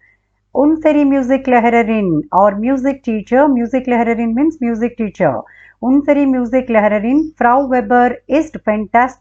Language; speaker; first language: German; non-native, fluent; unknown